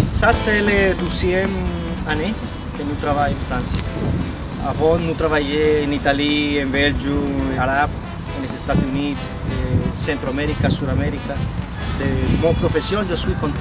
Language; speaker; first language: French; non-native, learner; Spanish